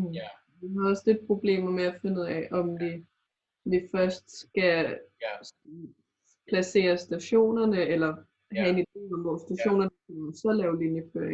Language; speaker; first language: Danish; native; Danish